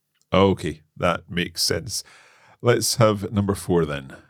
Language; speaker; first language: English; native; English